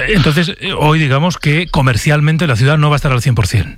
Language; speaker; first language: Spanish; native; Spanish